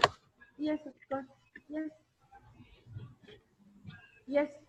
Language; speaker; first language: English; non-native, learner; Spanish